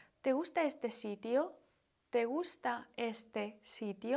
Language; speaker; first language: Spanish; non-native, fluent; Ukrainian